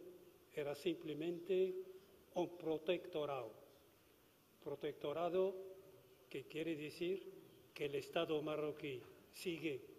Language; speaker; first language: Spanish; non-native, fluent; Arabic